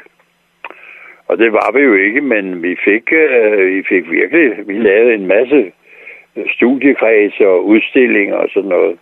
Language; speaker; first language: Danish; native; Danish